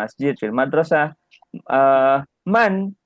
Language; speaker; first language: Arabic; non-native, fluent; Indonesian